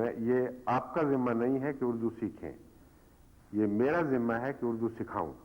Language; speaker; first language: Urdu; native; Urdu